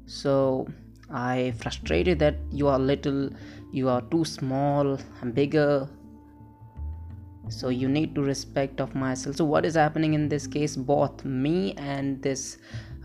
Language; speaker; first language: English; non-native, local second language; Hindi